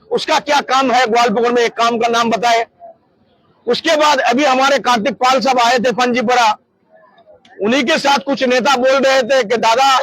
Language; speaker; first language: Hindi; non-native, local second language; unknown